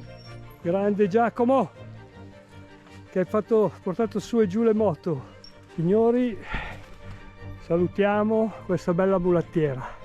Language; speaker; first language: Italian; native; Italian